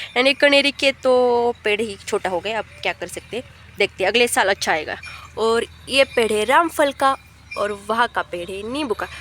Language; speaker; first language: Hindi; non-native, local second language; Marathi